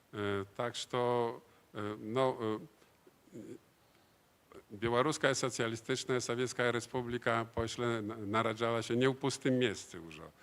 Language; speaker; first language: Polish; non-native, learner; Belarusian